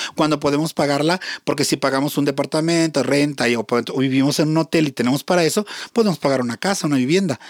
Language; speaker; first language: Spanish; native; Spanish